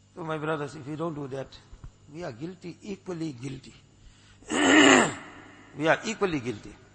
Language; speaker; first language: English; native; English